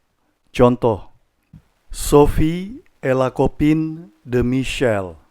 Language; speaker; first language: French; non-native, fluent; Indonesian